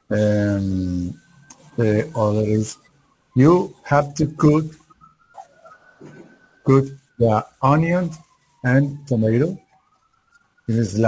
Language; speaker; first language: English; non-native, learner; Spanish